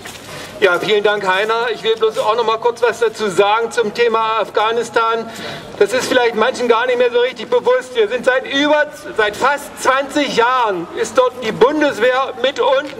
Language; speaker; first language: German; native; German